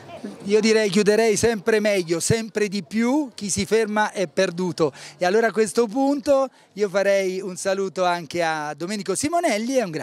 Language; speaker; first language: Italian; native; Italian